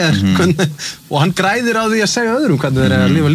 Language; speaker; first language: Icelandic; native; Icelandic